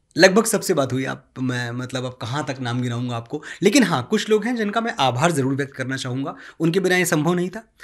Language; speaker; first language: Hindi; native; Hindi